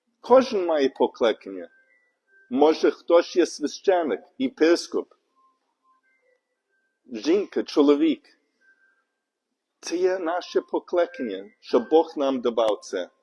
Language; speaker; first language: Ukrainian; non-native, learner; English